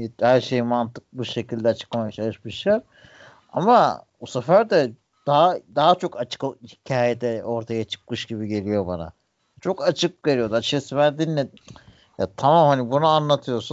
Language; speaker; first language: Turkish; native; Turkish